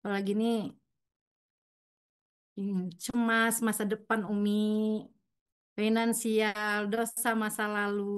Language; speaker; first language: Indonesian; native; Indonesian